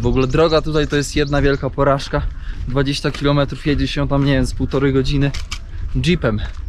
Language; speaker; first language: Polish; native; Polish